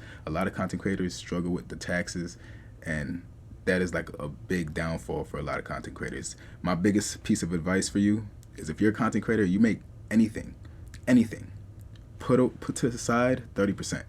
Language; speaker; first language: English; native; English